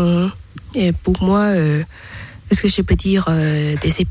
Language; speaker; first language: French; non-native, learner; Thai